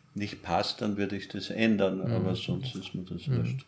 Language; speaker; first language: German; native; German